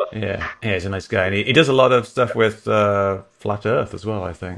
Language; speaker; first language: English; native; English